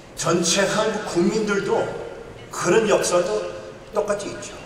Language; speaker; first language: Korean; early bilingual, heritage; Korean